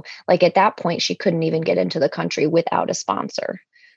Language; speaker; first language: English; native; English